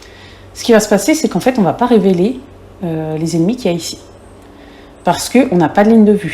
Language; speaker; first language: French; native; French